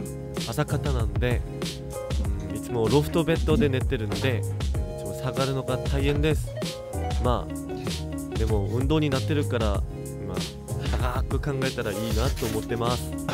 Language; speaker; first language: Japanese; non-native, fluent; Korean